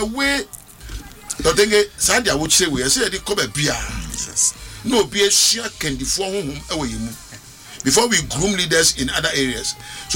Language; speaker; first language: English; non-native, local second language; Akan